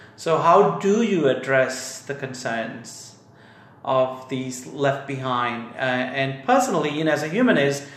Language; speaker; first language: English; non-native, local second language; Tamil